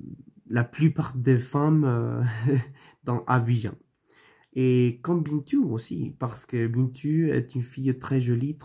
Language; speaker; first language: French; non-native, learner; Spanish